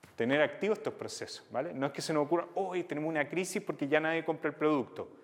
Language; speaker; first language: Spanish; native; Spanish